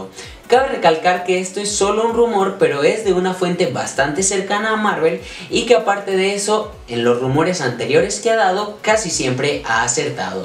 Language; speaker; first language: Spanish; native; Spanish